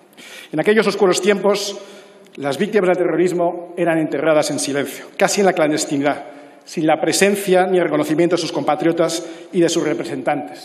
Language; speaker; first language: Spanish; native; Spanish